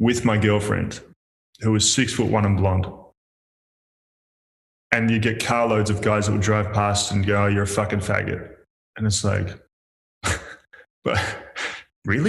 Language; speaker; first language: English; native; English